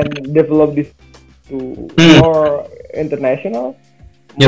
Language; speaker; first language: English; non-native, learner; Indonesian